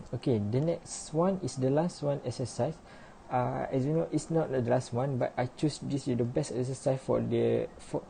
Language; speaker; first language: English; non-native, learner; Malay